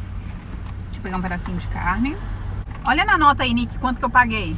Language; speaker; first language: Portuguese; native; Portuguese